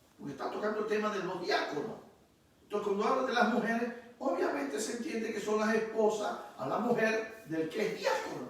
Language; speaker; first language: Spanish; native; Spanish